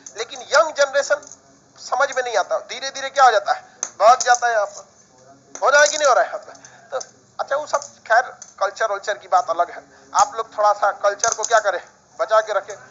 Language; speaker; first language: Hindi; native; Hindi